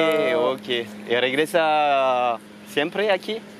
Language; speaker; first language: Spanish; non-native, learner; French